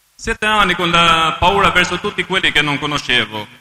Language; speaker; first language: Italian; non-native, fluent; Albanian